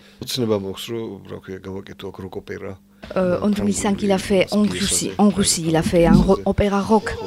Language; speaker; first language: French; non-native, learner; Georgian